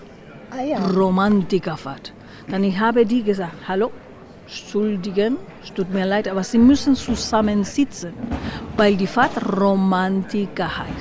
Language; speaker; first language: German; non-native, learner; Spanish